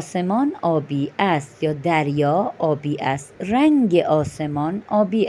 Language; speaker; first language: Persian; non-native, fluent; Urdu